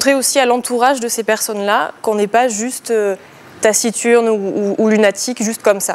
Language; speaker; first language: French; native; French